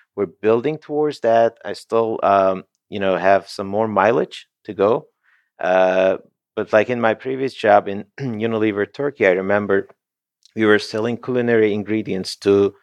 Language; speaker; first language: English; non-native, fluent; Turkish